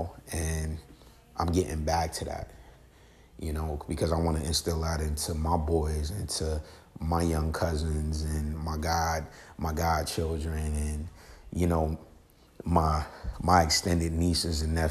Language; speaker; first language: English; native; English